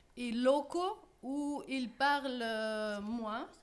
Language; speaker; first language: French; non-native, fluent; Russian